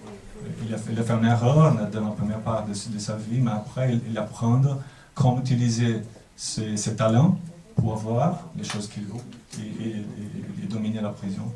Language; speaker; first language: French; non-native, fluent; Portuguese